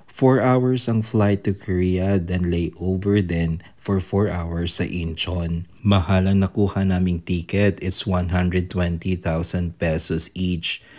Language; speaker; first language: Filipino; native; Filipino